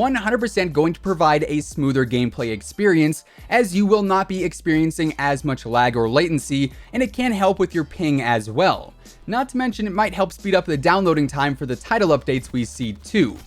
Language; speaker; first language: English; native; English